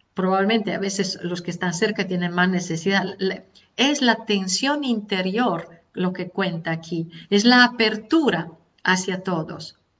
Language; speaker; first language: Spanish; non-native, fluent; Italian